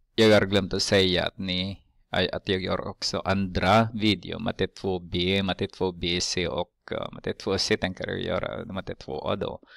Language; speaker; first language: Swedish; non-native, fluent; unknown